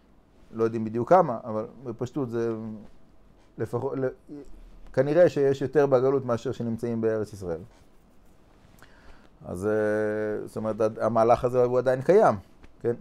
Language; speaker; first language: Hebrew; non-native, fluent; English